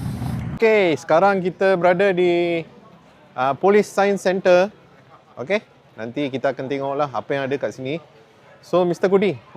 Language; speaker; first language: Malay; non-native, local second language; Tamil